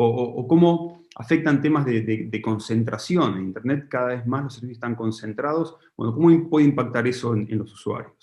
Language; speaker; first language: Spanish; native; Spanish